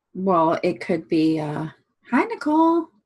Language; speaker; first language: English; native; English